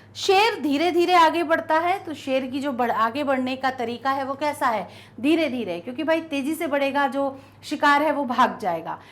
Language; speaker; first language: Hindi; native; Hindi